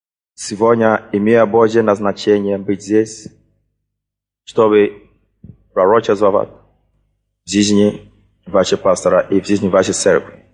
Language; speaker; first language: Russian; non-native, fluent; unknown